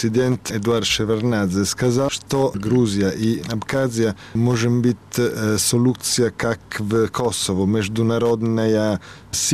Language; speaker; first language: Russian; non-native, learner; Italian